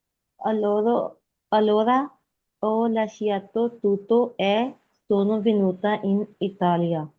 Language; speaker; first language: Italian; non-native, learner; Hindi